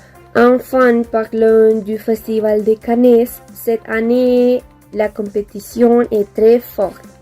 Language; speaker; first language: French; non-native, learner; Spanish